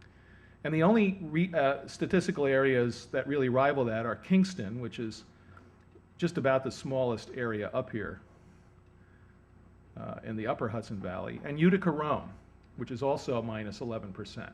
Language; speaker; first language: English; native; English